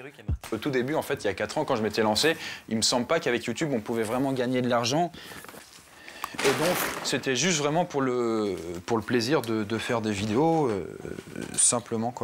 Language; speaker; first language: French; native; French